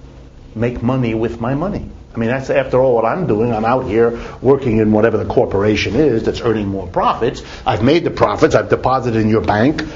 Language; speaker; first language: English; native; English